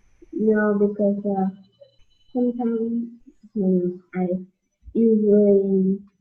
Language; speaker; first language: English; non-native, learner; Vietnamese